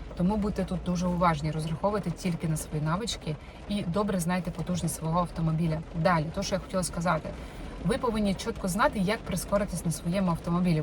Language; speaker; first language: Ukrainian; non-native, local second language; Russian